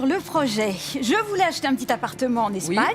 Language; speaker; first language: French; native; French